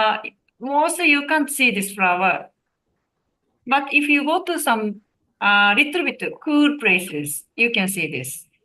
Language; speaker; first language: English; non-native, learner; Japanese